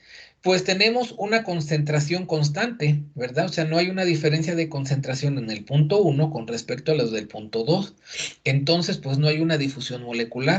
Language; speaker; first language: Spanish; native; Spanish